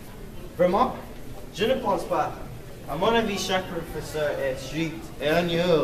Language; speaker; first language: French; non-native, learner; English